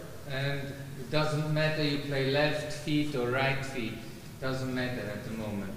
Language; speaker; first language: English; non-native, learner; German